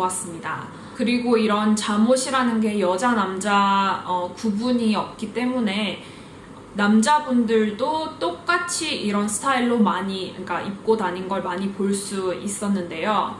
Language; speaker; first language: Korean; early bilingual, heritage; Korean